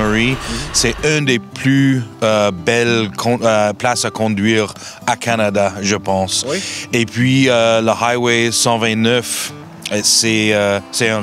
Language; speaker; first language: French; non-native, learner; English